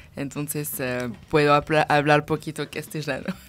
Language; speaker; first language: Spanish; non-native, learner; French